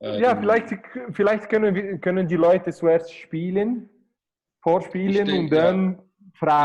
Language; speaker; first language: German; non-native, fluent; Portuguese